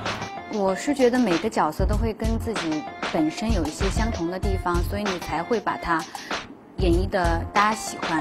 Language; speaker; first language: Chinese; native; Chinese